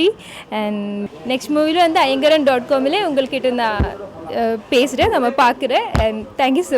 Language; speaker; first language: Tamil; non-native, fluent; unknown